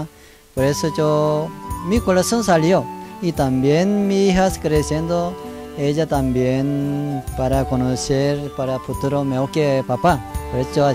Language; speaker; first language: Spanish; non-native, learner; Korean